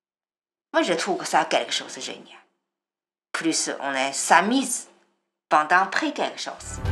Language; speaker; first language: French; non-native, learner; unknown